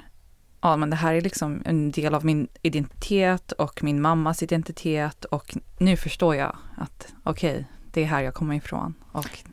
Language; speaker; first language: Swedish; early bilingual, heritage; Swedish